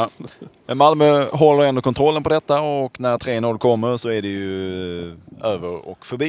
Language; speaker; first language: Swedish; native; Swedish